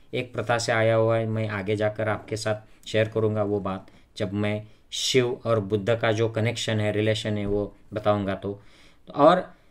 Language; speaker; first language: Hindi; non-native, local second language; Marathi